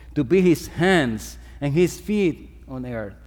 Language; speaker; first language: English; non-native, fluent; Spanish